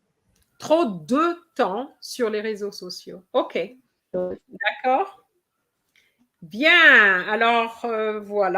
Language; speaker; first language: French; non-native, fluent; English